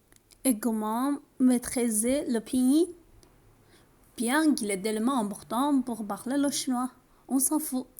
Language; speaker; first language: French; non-native, learner; Chinese